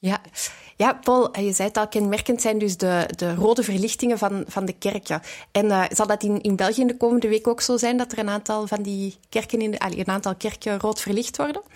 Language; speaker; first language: Dutch; native; Dutch